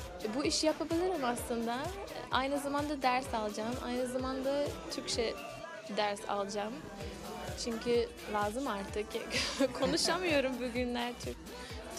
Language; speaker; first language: Turkish; non-native, learner; English